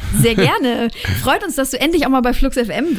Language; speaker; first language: German; native; German